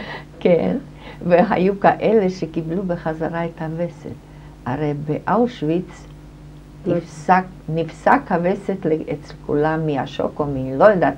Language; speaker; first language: Hebrew; non-native, fluent; German